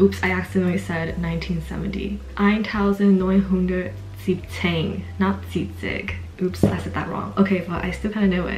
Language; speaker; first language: English; early bilingual, other home language; Chinese